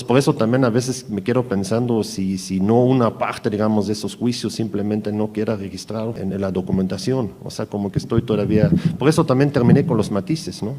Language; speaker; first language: Spanish; native; Spanish